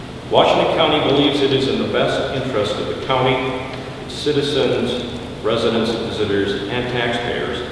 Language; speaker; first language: English; native; English